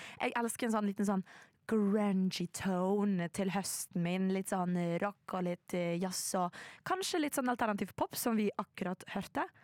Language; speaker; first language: Norwegian; native; Norwegian